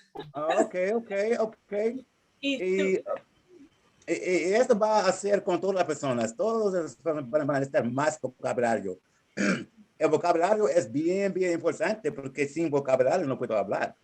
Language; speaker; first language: Spanish; non-native, fluent; English